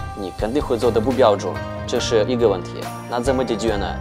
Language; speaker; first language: Chinese; non-native, fluent; Russian